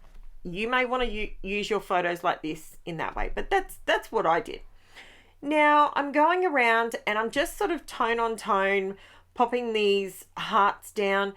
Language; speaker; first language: English; native; English